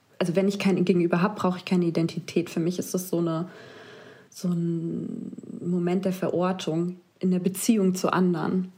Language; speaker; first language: German; native; German